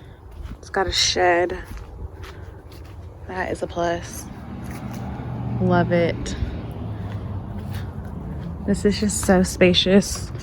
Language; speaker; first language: English; native; English